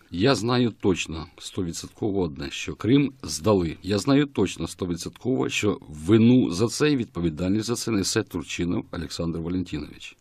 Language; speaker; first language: Ukrainian; native; Ukrainian